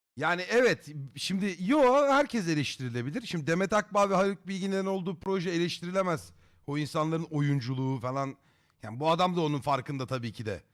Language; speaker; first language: Turkish; native; Turkish